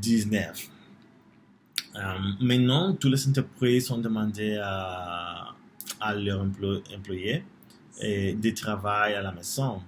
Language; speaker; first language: French; non-native, learner; Spanish